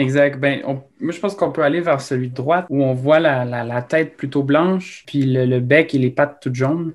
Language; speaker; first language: French; native; French